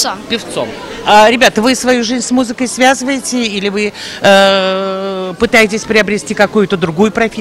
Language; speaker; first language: Russian; native; Russian